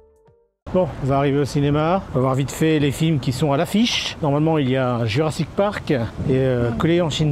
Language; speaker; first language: French; native; French